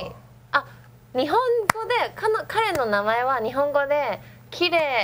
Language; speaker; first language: Japanese; non-native, learner; Chinese